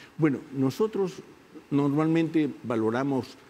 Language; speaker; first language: Spanish; native; Spanish